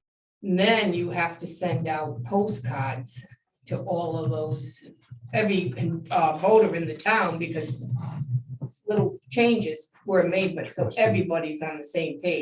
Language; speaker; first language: English; native; English